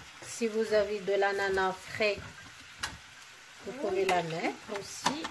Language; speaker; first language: French; non-native, local second language; Arabic